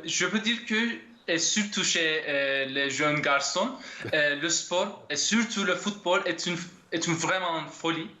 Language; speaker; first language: French; non-native, fluent; Turkish